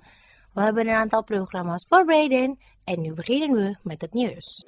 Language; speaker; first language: Dutch; non-native, fluent; Indonesian